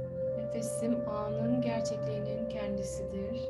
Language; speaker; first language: Turkish; native; Turkish